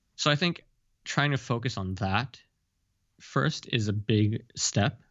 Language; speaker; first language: English; early bilingual, heritage; Japanese